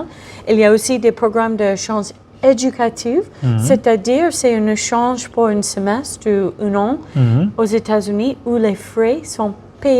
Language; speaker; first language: French; non-native, fluent; English